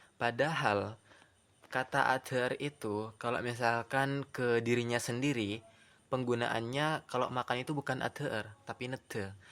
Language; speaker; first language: Indonesian; non-native, local second language; Madurese